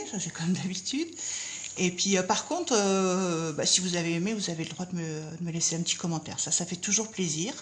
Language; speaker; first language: French; native; French